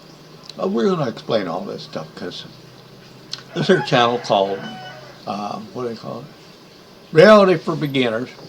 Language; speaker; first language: English; native; English